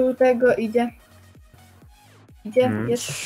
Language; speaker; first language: Polish; native; Polish